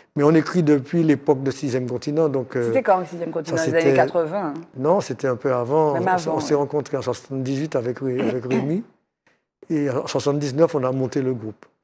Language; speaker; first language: French; native; French